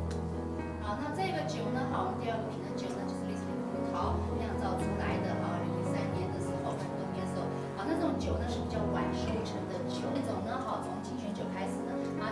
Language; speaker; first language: Chinese; native; Chinese